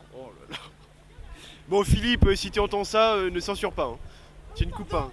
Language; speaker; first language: French; native; French